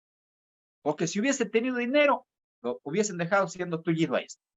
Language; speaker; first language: Spanish; native; Spanish